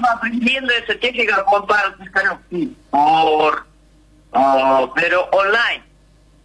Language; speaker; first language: Spanish; non-native, learner; Russian